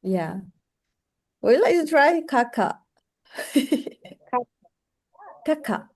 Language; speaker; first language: English; non-native, local second language; Malay